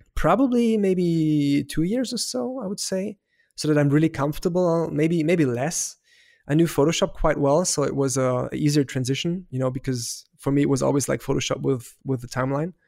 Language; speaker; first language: English; non-native, fluent; German